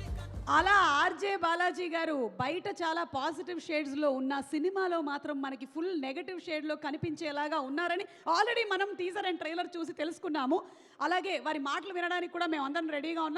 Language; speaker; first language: Telugu; native; Telugu